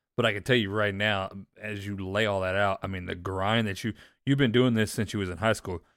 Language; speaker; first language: English; native; English